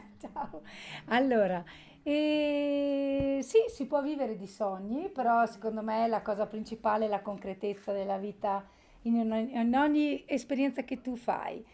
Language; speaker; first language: Italian; native; Italian